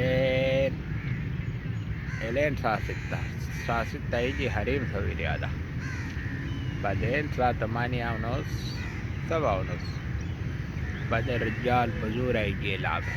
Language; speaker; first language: Arabic; non-native, learner; Urdu